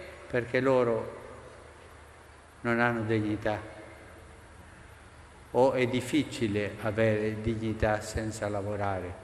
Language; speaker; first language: Italian; non-native, fluent; Spanish